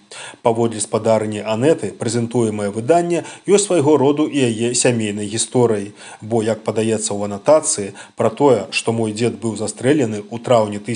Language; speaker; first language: Belarusian; native; Belarusian